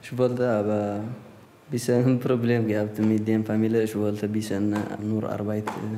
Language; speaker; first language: German; non-native, learner; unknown